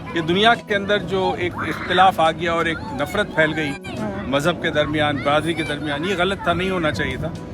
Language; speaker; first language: Urdu; native; Urdu